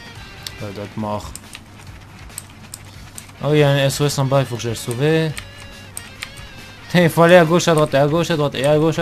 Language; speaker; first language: French; native; French